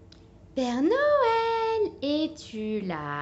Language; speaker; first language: French; native; French